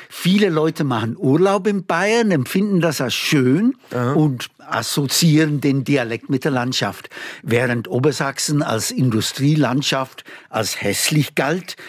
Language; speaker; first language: German; non-native, fluent; English